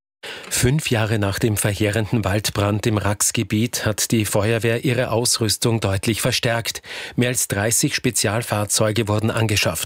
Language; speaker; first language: German; native; German